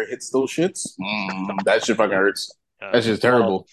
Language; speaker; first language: English; native; English